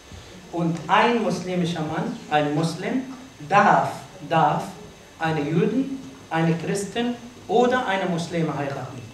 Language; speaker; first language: German; non-native, fluent; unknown